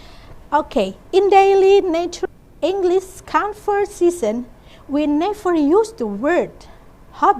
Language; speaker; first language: English; non-native, learner; Indonesian